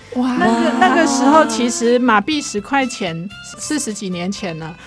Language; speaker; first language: Chinese; non-native, local second language; Cantonese